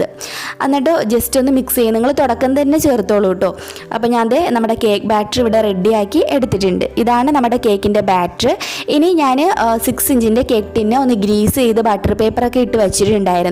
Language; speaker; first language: Malayalam; native; Malayalam